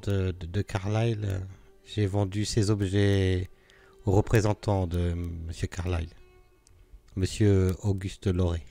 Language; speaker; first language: French; native; French